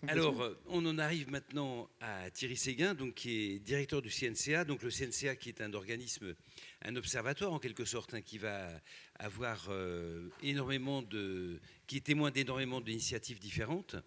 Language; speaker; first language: French; native; French